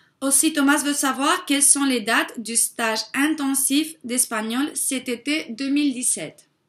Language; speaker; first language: French; non-native, fluent; Spanish